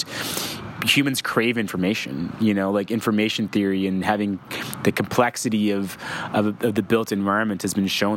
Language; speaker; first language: English; native; English